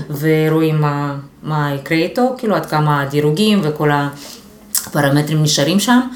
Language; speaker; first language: Hebrew; non-native, fluent; Russian